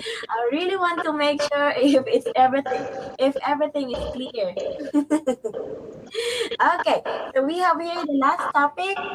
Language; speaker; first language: English; non-native, fluent; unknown